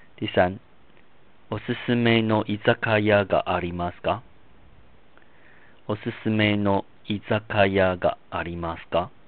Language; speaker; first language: Japanese; non-native, fluent; Chinese